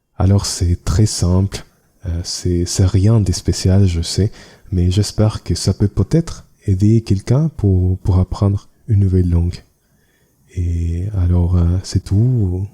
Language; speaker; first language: French; non-native, learner; Spanish